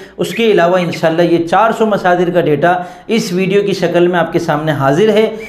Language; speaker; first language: Urdu; native; Urdu